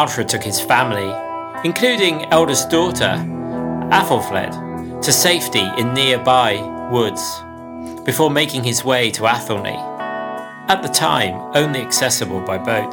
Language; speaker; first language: English; native; English